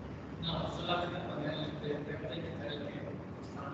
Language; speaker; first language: Spanish; native; Spanish